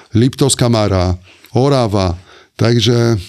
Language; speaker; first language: Slovak; non-native, fluent; Italian